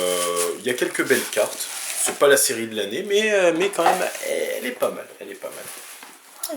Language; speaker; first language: French; native; French